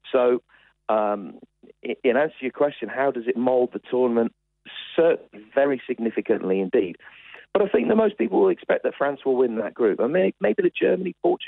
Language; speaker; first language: English; native; English